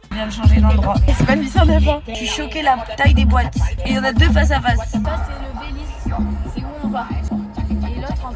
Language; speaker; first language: French; native; French